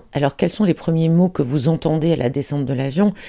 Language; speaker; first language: French; non-native, fluent; Persian